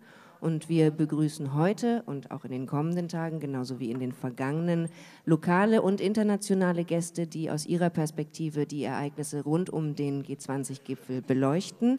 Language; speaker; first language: German; native; German